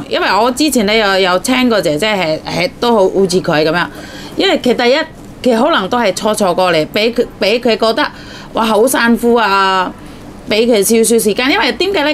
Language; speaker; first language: Cantonese; non-native, fluent; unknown